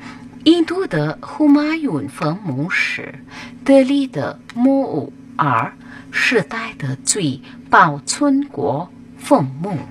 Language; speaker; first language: Chinese; non-native, learner; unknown